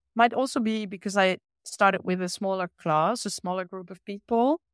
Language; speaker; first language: English; non-native, fluent; Dutch